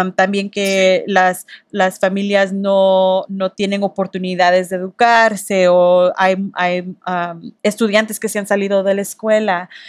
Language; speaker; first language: Spanish; early bilingual, heritage; Spanish